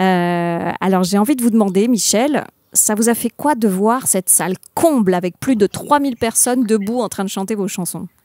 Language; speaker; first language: French; native; French